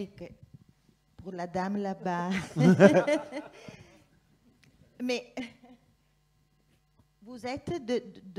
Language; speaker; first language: French; non-native, fluent; Italian